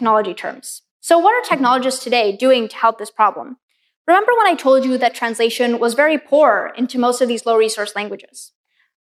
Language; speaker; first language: English; native; English